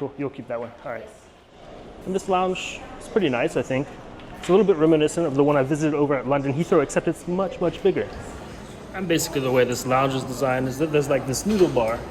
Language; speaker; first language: English; native; English